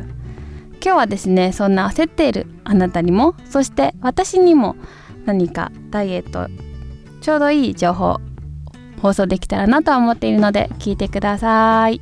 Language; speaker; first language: Japanese; native; Japanese